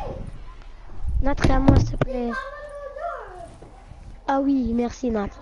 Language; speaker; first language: French; native; French